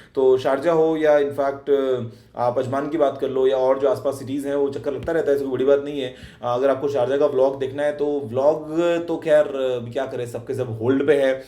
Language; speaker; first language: Hindi; native; Hindi